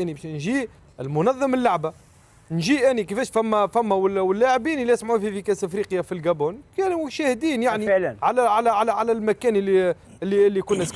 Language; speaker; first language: Arabic; native; Arabic